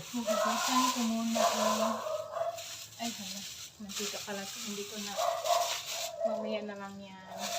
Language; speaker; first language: Filipino; non-native, local second language; Cebuano